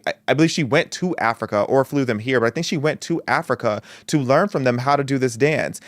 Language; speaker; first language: English; native; English